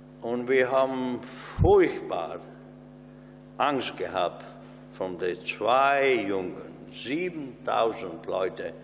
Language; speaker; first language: German; non-native, learner; Hungarian